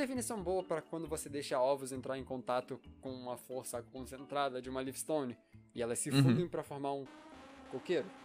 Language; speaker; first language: Portuguese; native; Portuguese